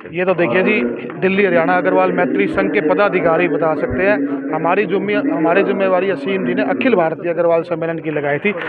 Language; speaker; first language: Hindi; native; Hindi